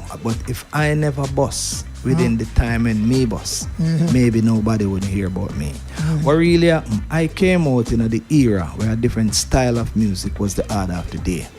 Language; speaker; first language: English; native; English